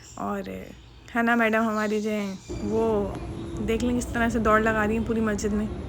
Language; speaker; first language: Urdu; native; Urdu